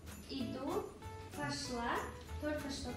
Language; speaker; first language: Russian; non-native, local second language; Tajik